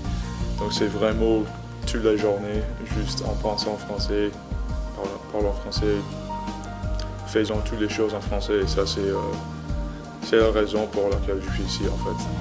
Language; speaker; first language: French; non-native, learner; English